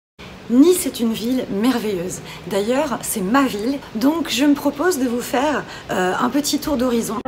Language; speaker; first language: French; native; French